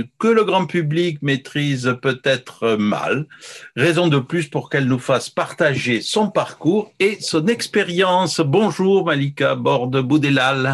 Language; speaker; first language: French; native; French